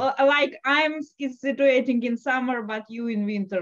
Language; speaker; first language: English; non-native, fluent; Russian